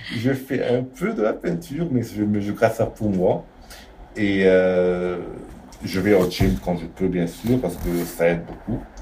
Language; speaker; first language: French; non-native, local second language; Arabic